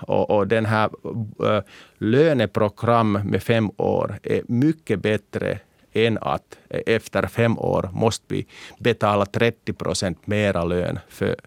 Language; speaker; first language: Swedish; non-native, local second language; Finnish